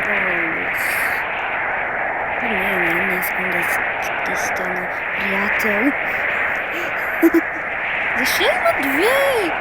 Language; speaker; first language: Bulgarian; early bilingual, heritage; Bulgarian